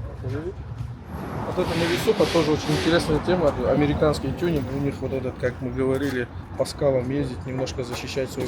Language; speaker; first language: Russian; native; Russian